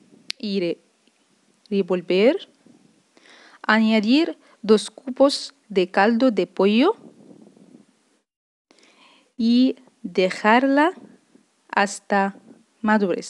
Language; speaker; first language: Spanish; non-native, fluent; Arabic